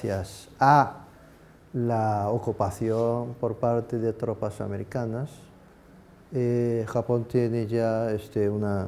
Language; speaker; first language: Spanish; non-native, fluent; Japanese